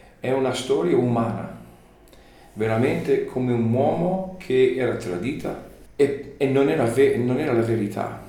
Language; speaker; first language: Italian; non-native, learner; English